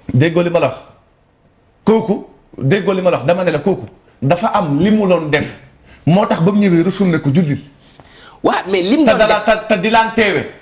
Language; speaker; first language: Wolof; native; Wolof